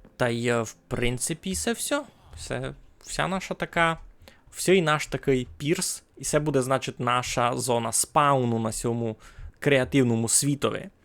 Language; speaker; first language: Ukrainian; native; Ukrainian